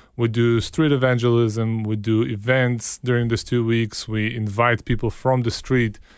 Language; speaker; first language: English; early bilingual, other home language; Hebrew